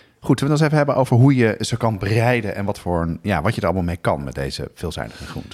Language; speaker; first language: Dutch; native; Dutch